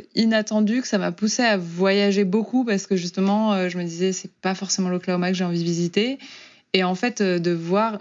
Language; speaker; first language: French; native; French